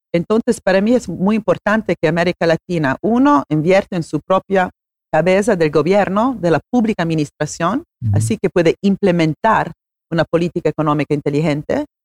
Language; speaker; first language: Spanish; non-native, fluent; Italian